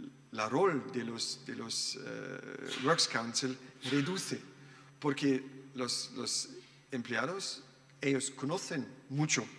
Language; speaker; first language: Spanish; non-native, learner; German